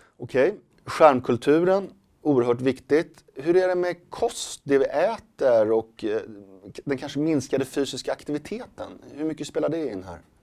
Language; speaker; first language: Swedish; native; Swedish